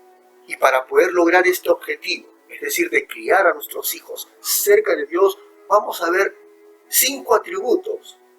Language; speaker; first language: Spanish; native; Spanish